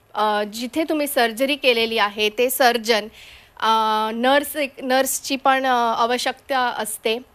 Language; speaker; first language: Marathi; non-native, local second language; Konkani